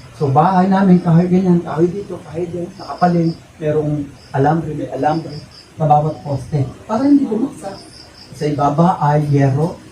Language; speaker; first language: Filipino; native; Filipino